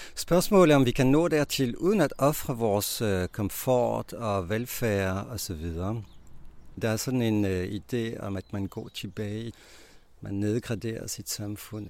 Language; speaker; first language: Danish; non-native, fluent; French